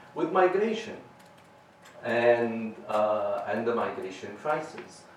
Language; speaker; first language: English; non-native, fluent; Arabic